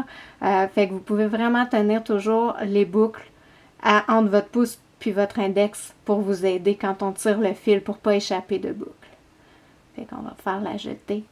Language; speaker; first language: French; native; French